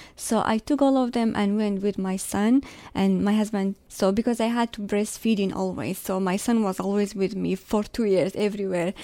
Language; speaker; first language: English; non-native, fluent; Arabic